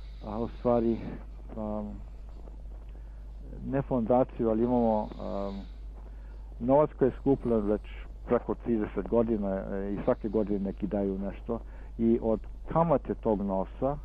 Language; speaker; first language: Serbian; early bilingual, heritage; Serbian